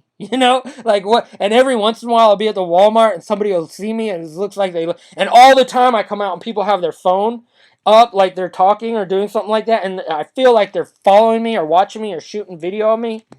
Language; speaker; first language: English; native; English